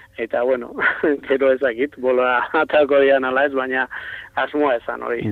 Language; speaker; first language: Basque; non-native, local second language; Spanish